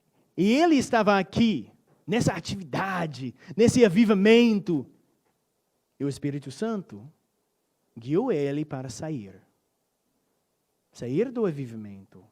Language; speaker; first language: Portuguese; non-native, fluent; English